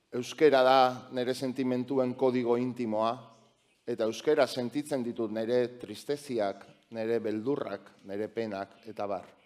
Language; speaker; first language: Basque; non-native, local second language; Spanish